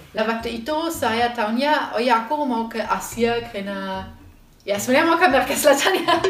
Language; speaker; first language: Indonesian; non-native, fluent; German